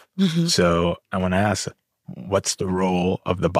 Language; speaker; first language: English; native; English